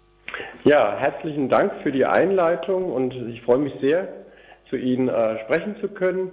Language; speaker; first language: German; native; German